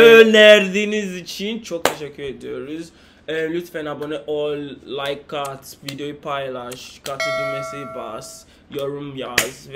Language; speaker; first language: Turkish; non-native, fluent; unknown